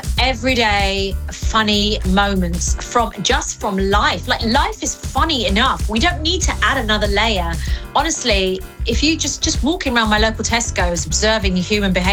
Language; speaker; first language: English; early bilingual, other home language; Greek